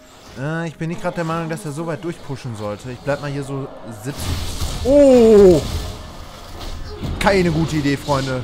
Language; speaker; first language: German; native; German